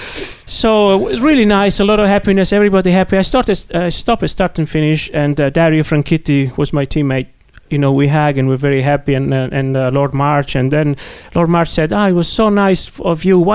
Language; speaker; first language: English; non-native, fluent; Italian